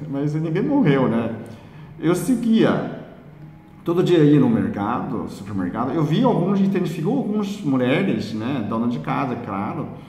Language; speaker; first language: Portuguese; non-native, fluent; Chinese